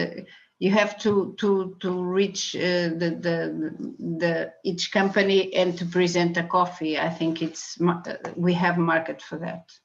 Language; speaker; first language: English; non-native, fluent; Portuguese